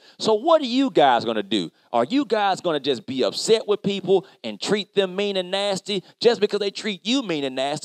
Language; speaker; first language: English; native; English